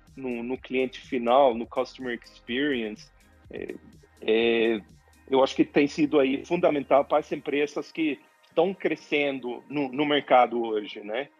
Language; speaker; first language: Portuguese; non-native, fluent; Swedish